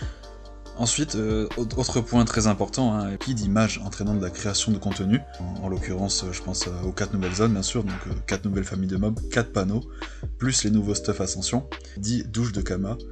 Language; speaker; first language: French; native; French